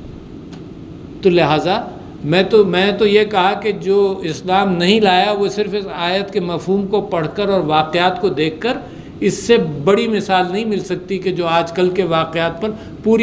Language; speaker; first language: Urdu; native; Urdu